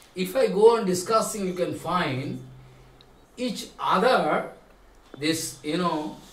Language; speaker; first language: English; non-native, local second language; Bangla